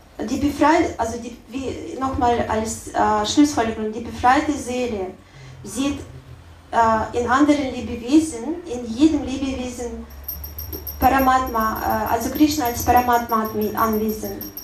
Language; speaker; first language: German; non-native, learner; Russian